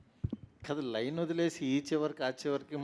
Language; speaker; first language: Telugu; native; Telugu